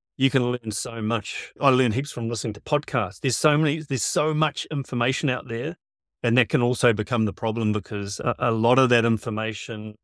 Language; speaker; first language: English; native; English